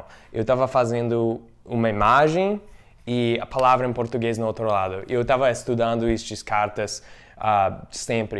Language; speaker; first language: Portuguese; non-native, fluent; English